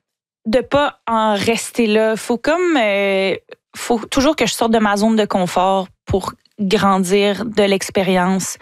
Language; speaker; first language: French; native; French